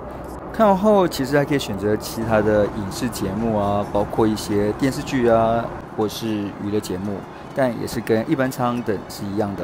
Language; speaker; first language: Chinese; native; Chinese